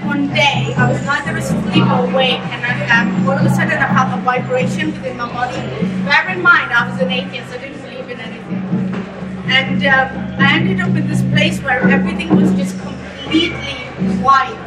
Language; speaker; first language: English; early bilingual, other home language; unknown